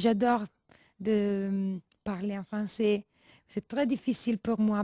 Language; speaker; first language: French; non-native, learner; Italian